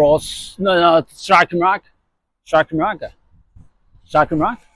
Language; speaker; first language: Welsh; non-native, learner; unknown